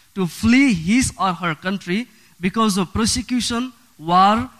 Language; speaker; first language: English; non-native, fluent; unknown